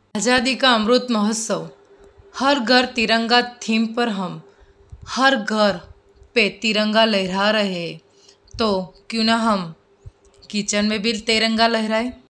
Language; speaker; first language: Hindi; non-native, local second language; Gujarati